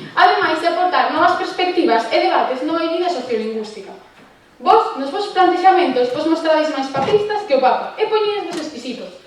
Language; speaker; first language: Galician; non-native, local second language; Spanish